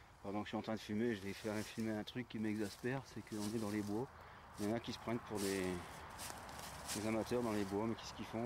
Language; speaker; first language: French; native; French